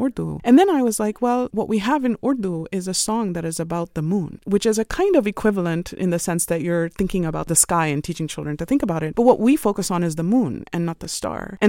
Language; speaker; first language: English; non-native, local second language; Urdu